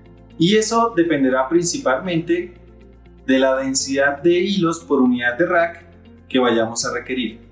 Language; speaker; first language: Spanish; native; Spanish